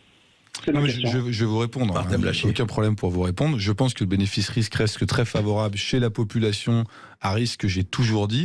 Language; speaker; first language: French; native; French